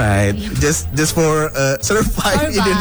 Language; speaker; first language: English; non-native, fluent; Indonesian